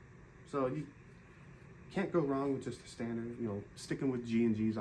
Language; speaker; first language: English; native; English